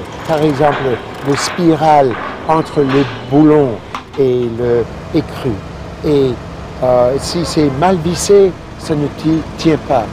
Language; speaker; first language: French; non-native, fluent; English